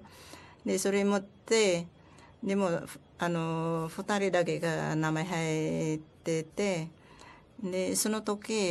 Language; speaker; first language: Japanese; non-native, learner; Filipino